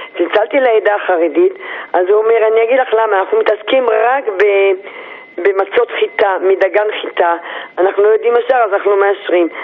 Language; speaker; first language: Hebrew; native; Hebrew